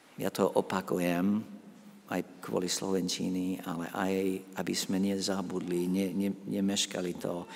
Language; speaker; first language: Slovak; non-native, fluent; English